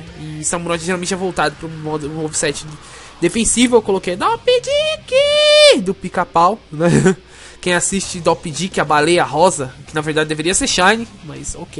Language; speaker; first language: Portuguese; native; Portuguese